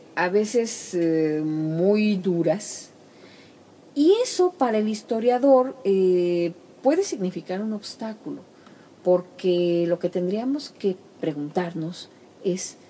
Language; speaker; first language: Spanish; native; Spanish